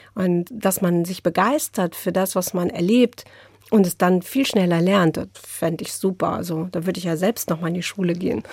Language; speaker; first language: German; native; German